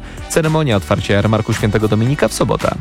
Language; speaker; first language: Polish; native; Polish